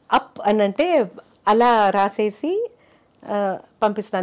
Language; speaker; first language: Telugu; non-native, local second language; Malayalam